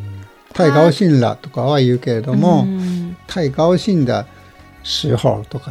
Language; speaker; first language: Japanese; native; Japanese